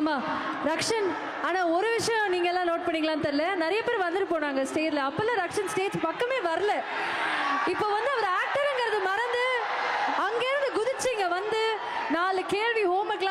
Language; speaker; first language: Tamil; native; Tamil